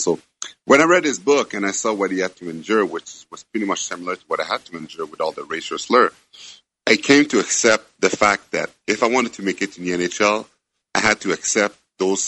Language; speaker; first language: English; non-native, fluent; French